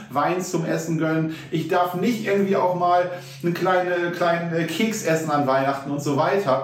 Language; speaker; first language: German; native; German